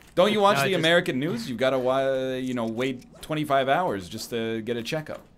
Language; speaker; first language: English; native; English